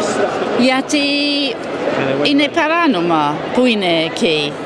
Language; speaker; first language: Greek; non-native, fluent; English